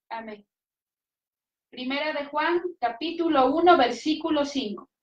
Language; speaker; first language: Spanish; native; Spanish